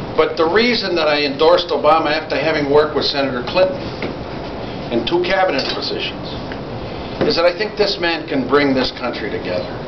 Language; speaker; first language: English; early bilingual, other home language; Spanish